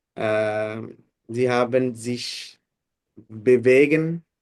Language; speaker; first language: German; non-native, fluent; Bangla